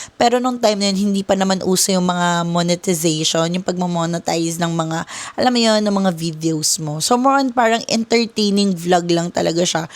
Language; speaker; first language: Filipino; native; Filipino